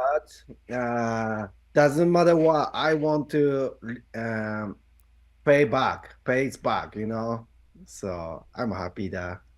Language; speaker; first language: English; non-native, learner; Japanese